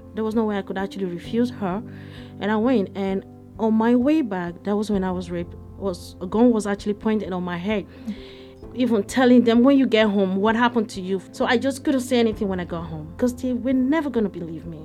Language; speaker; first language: English; non-native, local second language; Yoruba